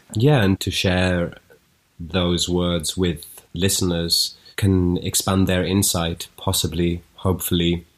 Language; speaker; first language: English; native; English